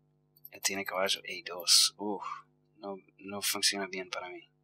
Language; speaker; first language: Spanish; non-native, fluent; English